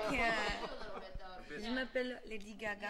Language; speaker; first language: French; non-native, learner; English